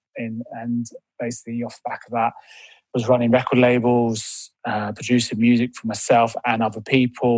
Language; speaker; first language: English; native; English